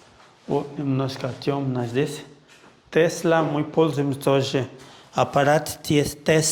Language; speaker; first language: Russian; non-native, fluent; Portuguese